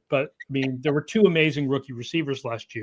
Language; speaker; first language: English; native; English